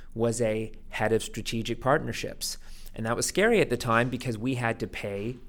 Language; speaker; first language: English; native; English